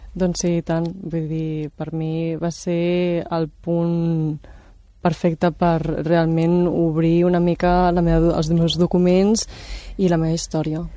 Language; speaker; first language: Catalan; early bilingual, other home language; Chinese